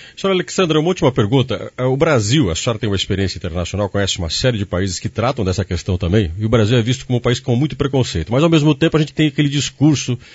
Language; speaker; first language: Portuguese; native; Portuguese